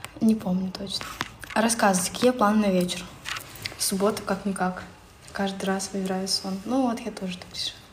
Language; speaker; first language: Russian; native; Russian